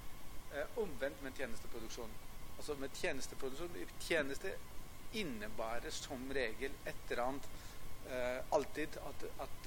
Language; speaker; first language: Norwegian; non-native, fluent; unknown